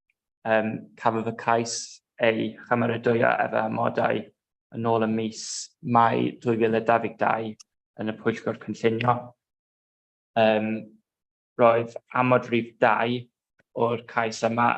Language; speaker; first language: Welsh; non-native, local second language; English